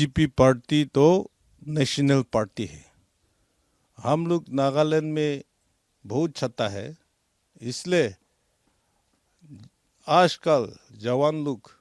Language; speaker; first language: Hindi; non-native, local second language; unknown